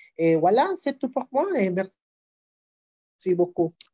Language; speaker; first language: French; non-native, learner; Spanish